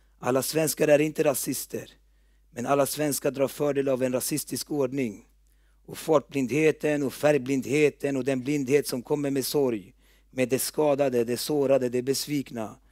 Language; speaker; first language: Swedish; early bilingual, other home language; Turoyo